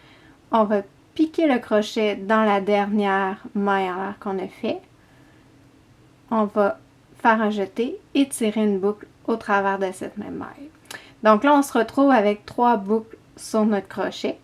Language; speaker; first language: French; native; French